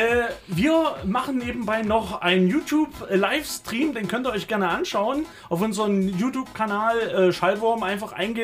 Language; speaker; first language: German; native; German